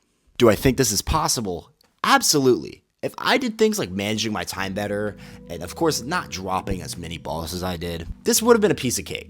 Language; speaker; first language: English; native; English